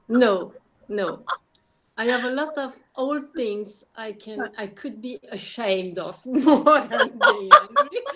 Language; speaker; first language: English; non-native, learner; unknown